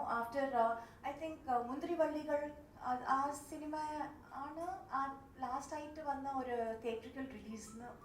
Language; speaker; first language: Malayalam; non-native, local second language; Tamil